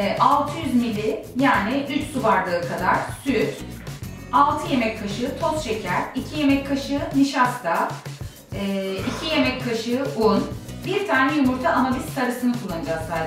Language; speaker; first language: Turkish; native; Turkish